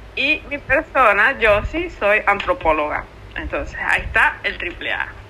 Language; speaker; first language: Spanish; native; Spanish